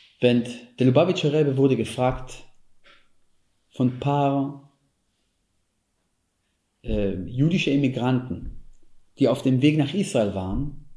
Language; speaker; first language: German; non-native, fluent; Hebrew